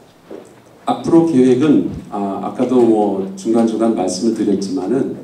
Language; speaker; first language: Korean; native; Korean